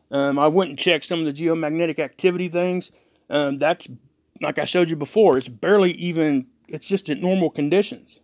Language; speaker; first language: English; native; English